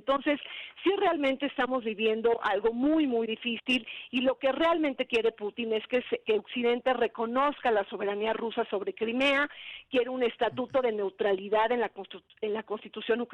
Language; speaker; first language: Spanish; native; Spanish